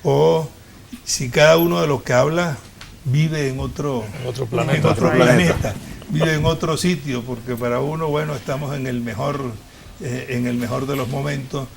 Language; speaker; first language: Spanish; native; Spanish